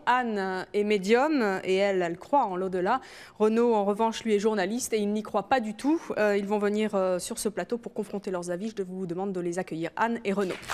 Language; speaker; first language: French; native; French